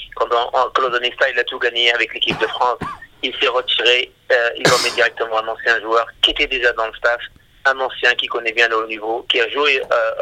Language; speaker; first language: French; non-native, local second language; Arabic